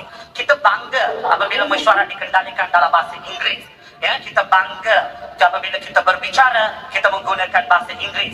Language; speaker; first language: Malay; native; Malay